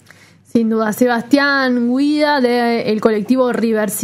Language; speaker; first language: Spanish; native; Spanish